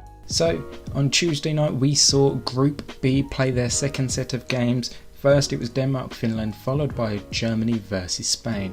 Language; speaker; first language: English; native; English